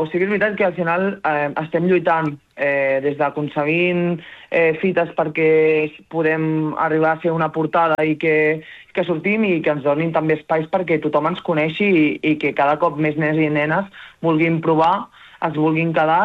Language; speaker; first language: Catalan; native; Catalan